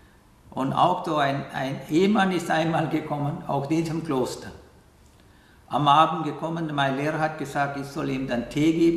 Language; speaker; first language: German; non-native, fluent; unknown